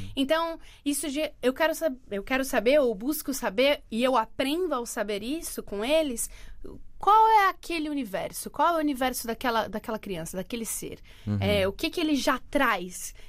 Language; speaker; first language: Portuguese; native; Portuguese